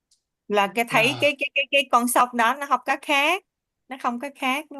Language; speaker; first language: Vietnamese; native; Vietnamese